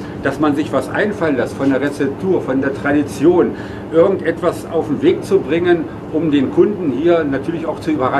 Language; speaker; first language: German; native; German